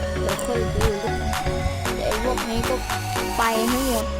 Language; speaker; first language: Thai; native; Thai